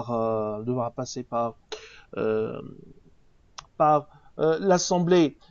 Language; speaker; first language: French; non-native, local second language; Arabic